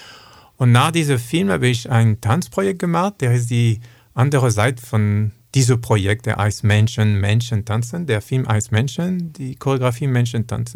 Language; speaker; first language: German; non-native, learner; French